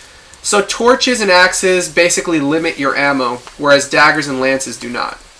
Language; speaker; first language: English; native; English